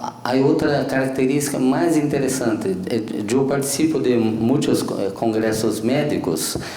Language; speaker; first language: Spanish; non-native, fluent; Portuguese